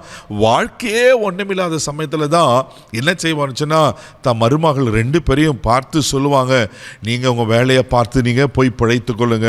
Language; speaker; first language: Tamil; native; Tamil